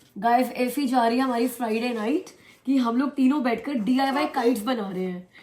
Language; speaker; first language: Hindi; native; Hindi